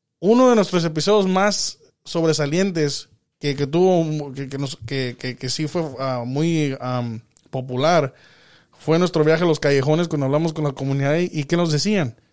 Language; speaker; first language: Spanish; early bilingual, heritage; Spanish